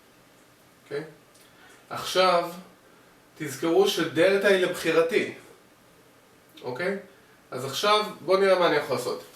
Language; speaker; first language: Hebrew; native; Hebrew